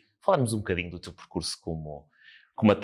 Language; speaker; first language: Portuguese; native; Portuguese